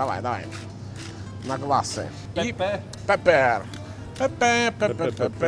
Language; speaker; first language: Russian; non-native, fluent; Italian